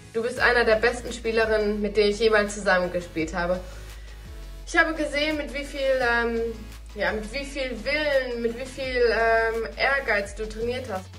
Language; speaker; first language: German; native; German